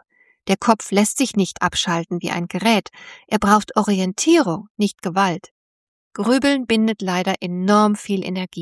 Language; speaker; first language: German; native; German